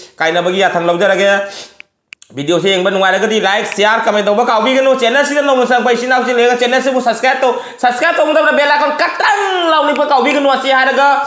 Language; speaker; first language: Manipuri; native; Manipuri